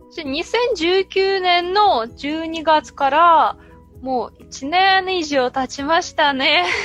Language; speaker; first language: Japanese; non-native, fluent; Russian